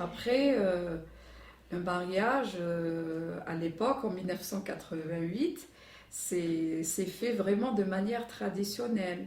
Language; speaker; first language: French; non-native, local second language; Arabic